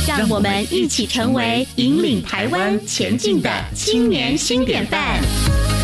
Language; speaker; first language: Chinese; early bilingual, other home language; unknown